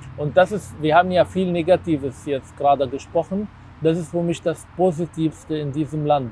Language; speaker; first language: German; non-native, fluent; Arabic